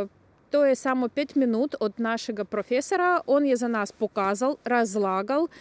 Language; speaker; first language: Slovenian; non-native, local second language; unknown